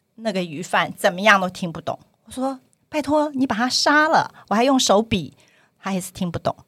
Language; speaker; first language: Chinese; native; Chinese